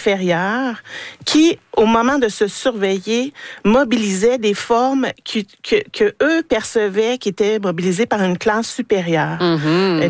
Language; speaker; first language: French; native; French